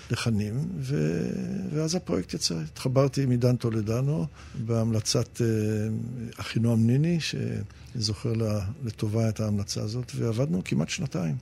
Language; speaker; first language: Hebrew; early bilingual, other home language; English